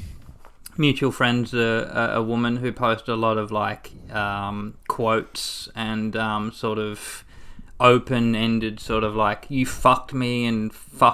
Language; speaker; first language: English; native; English